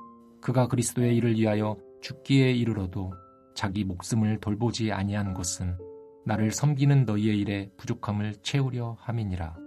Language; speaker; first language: Korean; native; Korean